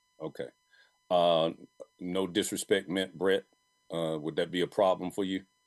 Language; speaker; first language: English; native; English